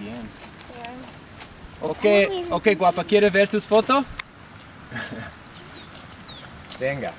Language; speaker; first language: Spanish; non-native, learner; English